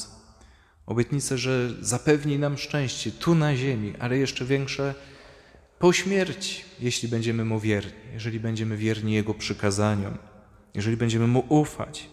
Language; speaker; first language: Polish; native; Polish